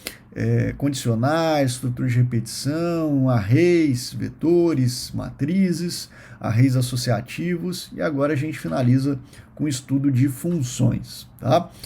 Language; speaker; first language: Portuguese; native; Portuguese